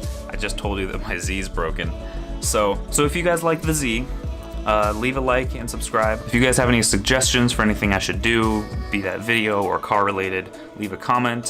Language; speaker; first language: English; native; English